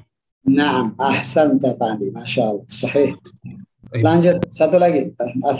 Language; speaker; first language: Indonesian; native; Indonesian